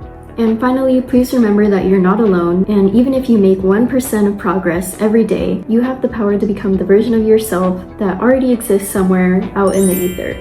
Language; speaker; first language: English; native; English